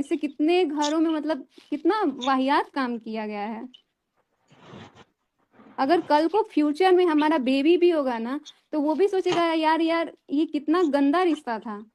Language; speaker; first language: Hindi; native; Hindi